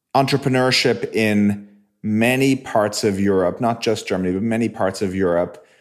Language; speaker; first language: English; native; English